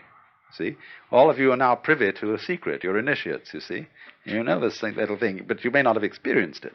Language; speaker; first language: English; native; English